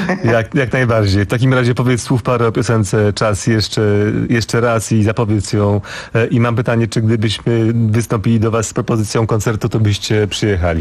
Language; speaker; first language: Polish; native; Polish